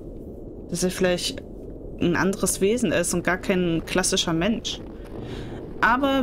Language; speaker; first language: German; native; German